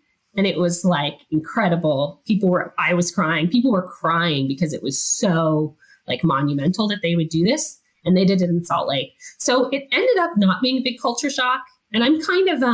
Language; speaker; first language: English; native; English